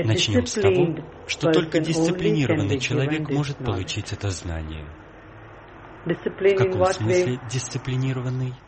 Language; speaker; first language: Russian; native; Russian